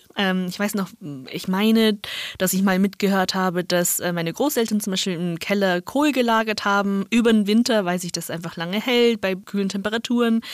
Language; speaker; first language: German; non-native, fluent; Chinese